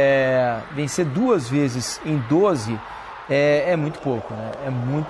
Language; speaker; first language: Portuguese; native; Portuguese